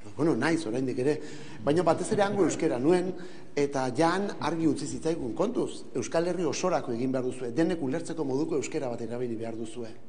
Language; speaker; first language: Basque; native; Basque